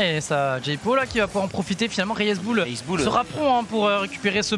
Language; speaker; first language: French; native; French